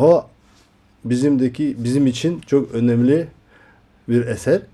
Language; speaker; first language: Turkish; non-native, learner; Kazakh